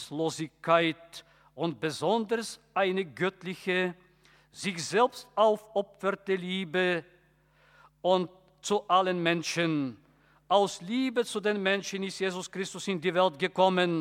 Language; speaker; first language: German; non-native, fluent; Bulgarian